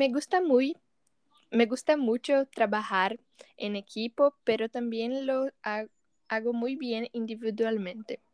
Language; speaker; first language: Spanish; non-native, learner; Portuguese